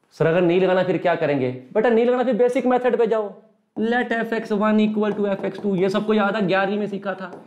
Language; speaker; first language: Hindi; native; Hindi